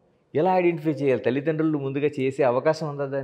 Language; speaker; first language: Telugu; native; Telugu